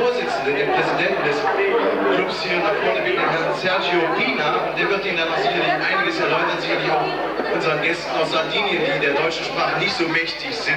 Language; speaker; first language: German; native; German